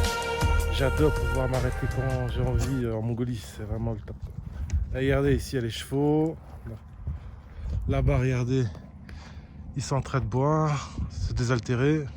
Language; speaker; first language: French; native; French